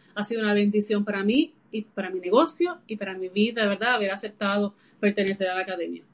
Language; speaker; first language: Spanish; native; Spanish